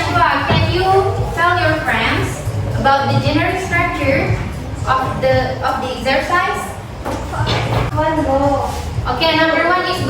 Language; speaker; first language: English; non-native, learner; Indonesian